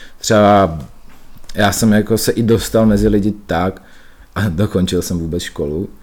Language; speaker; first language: Czech; early bilingual, other home language; Russian